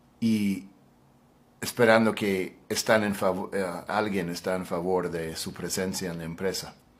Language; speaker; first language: Spanish; non-native, fluent; English